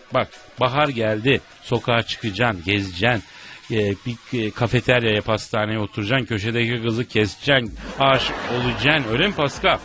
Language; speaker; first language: Turkish; native; Turkish